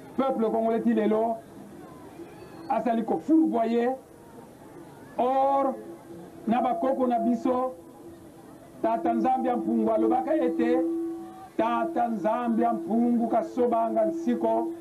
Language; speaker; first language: Lingala; non-native, local second language; Kongo